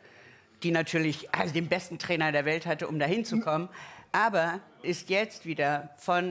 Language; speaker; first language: German; native; German